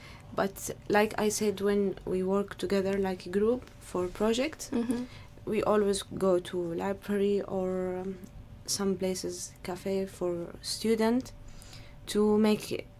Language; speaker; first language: English; non-native, learner; Arabic